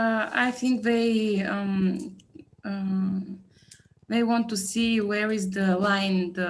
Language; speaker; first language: English; non-native, learner; Bulgarian